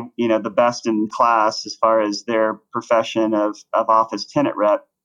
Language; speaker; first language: English; native; English